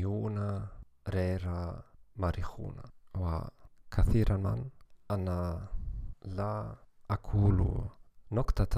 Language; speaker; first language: Arabic; non-native, learner; German